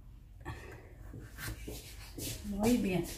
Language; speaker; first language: Spanish; non-native, learner; Indonesian